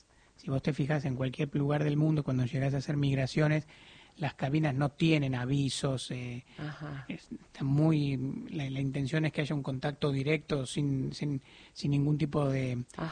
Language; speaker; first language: Spanish; native; Spanish